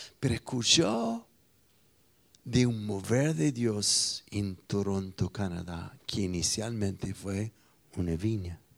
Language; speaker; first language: Spanish; non-native, fluent; English